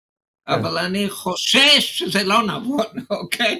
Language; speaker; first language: Hebrew; non-native, fluent; English